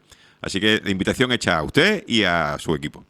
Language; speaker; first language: Spanish; native; Spanish